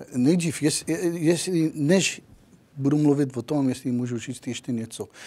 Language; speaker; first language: Czech; non-native, learner; Hebrew